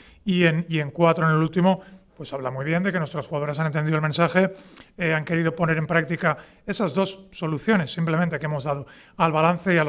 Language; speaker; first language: Spanish; native; Spanish